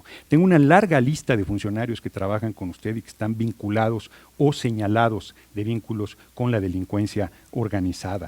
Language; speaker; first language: Spanish; native; Spanish